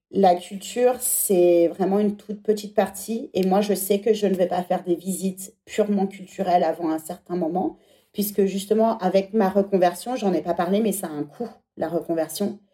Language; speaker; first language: French; native; French